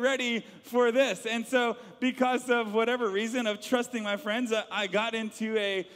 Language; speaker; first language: English; native; English